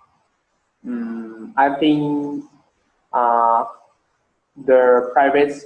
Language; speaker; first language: English; non-native, learner; Vietnamese